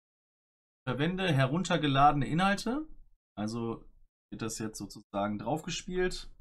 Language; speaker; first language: German; native; German